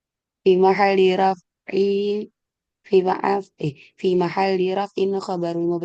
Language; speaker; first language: Arabic; non-native, learner; Indonesian